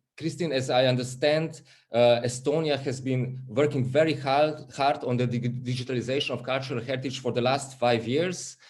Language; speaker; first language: English; non-native, fluent; Slovenian